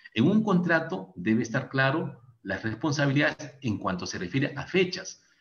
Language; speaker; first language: Spanish; native; Spanish